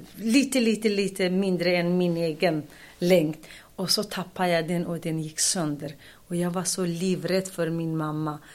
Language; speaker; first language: Swedish; non-native, fluent; Kurdish